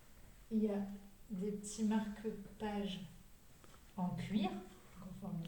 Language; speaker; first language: French; native; French